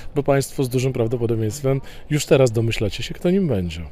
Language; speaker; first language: Polish; native; Polish